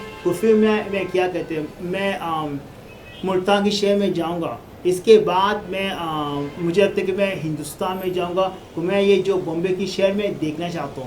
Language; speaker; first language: Hindi; non-native, learner; Arabic